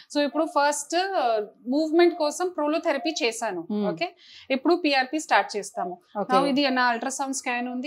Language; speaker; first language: Telugu; non-native, fluent; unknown